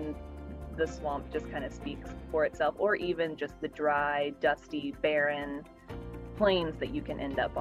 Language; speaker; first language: English; native; English